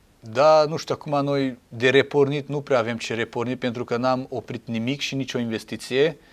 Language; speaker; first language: Romanian; non-native, local second language; Hungarian